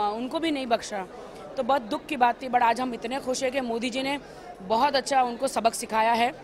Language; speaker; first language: Hindi; native; Hindi